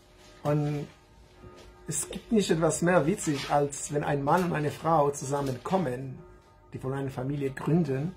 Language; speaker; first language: German; non-native, learner; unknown